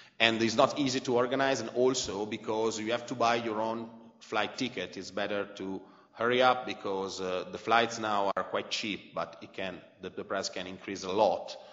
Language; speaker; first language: English; non-native, fluent; Italian